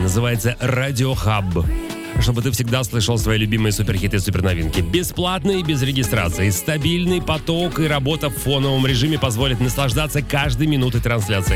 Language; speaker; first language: Russian; native; Russian